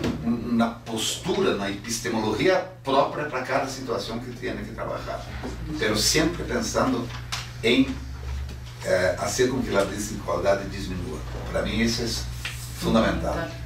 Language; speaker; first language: Spanish; non-native, fluent; Portuguese